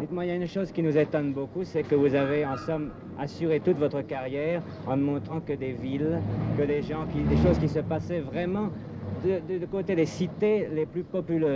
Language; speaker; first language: French; native; French